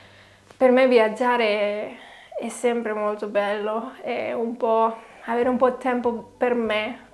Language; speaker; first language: Italian; non-native, fluent; Catalan